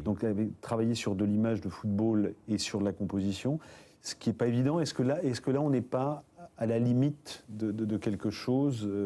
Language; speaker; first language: French; native; French